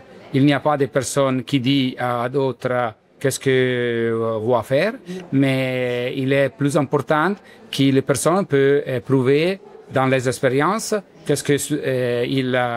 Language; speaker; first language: French; non-native, learner; Italian